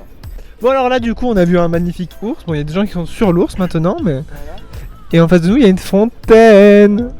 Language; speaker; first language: French; native; French